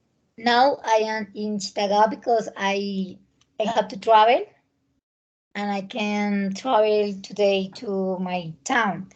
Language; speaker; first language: English; non-native, learner; Spanish